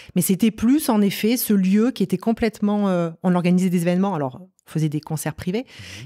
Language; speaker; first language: French; native; French